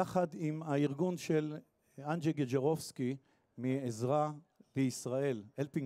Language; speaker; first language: Hebrew; native; Hebrew